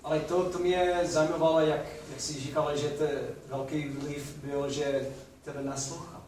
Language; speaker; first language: Czech; non-native, fluent; English